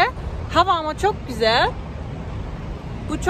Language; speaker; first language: Turkish; non-native, learner; German